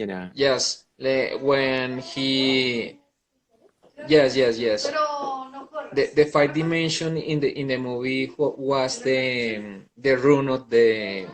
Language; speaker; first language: English; non-native, learner; Spanish